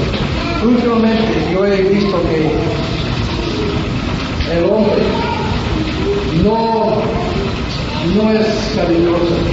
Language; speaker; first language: Spanish; non-native, fluent; English